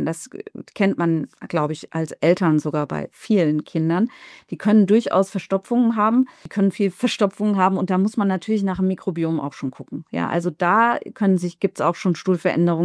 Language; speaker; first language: German; native; German